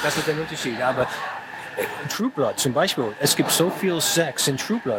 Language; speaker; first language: German; non-native, fluent; English